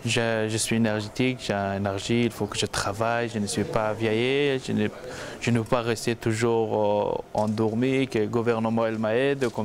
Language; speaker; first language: French; non-native, learner; Persian